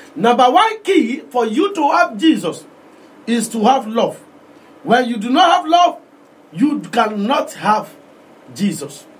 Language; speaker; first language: English; non-native, local second language; Yoruba